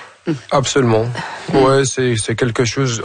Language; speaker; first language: French; non-native, fluent; Arabic